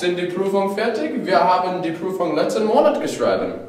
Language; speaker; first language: German; non-native, learner; English